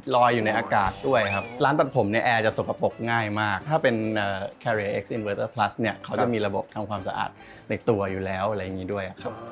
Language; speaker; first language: Thai; early bilingual, heritage; Swedish